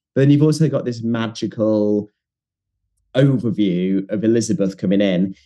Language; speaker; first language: English; native; English